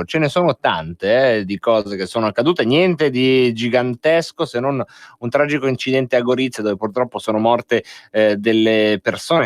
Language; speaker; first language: Italian; native; Italian